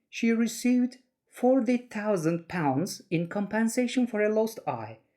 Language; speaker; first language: English; non-native, fluent; Turkish